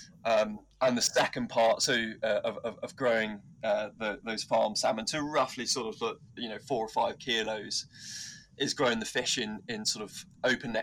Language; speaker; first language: English; native; English